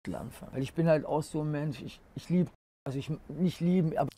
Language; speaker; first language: German; native; German